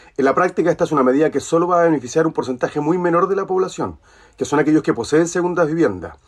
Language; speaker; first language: Spanish; native; Spanish